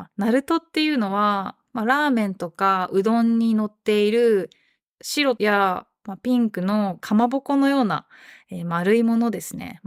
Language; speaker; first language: Japanese; native; Japanese